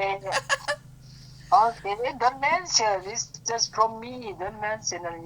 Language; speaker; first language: English; non-native, learner; Indonesian